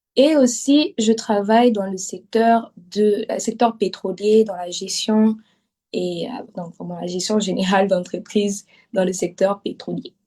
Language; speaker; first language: French; non-native, local second language; Lingala